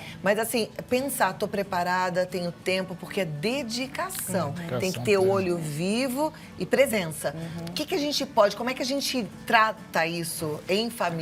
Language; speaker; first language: Portuguese; native; Portuguese